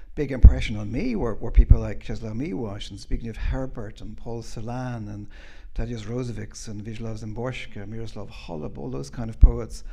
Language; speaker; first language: English; native; English